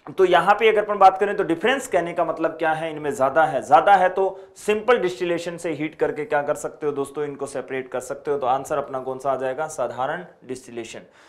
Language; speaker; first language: Hindi; native; Hindi